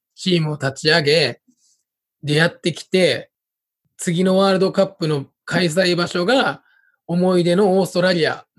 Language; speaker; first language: Japanese; native; Japanese